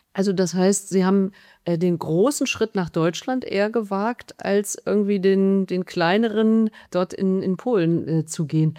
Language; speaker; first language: German; native; German